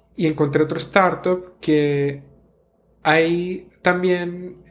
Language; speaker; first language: Spanish; native; Spanish